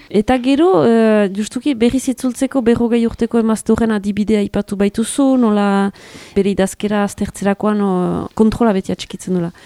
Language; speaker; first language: Basque; native; Basque